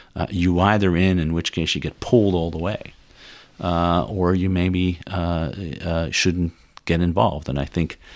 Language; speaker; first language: English; non-native, fluent; Dutch